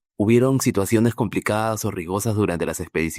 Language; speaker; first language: Spanish; native; Spanish